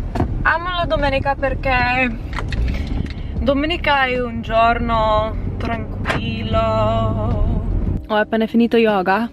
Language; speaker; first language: Italian; non-native, learner; English